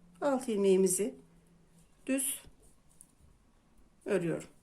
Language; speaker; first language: Turkish; native; Turkish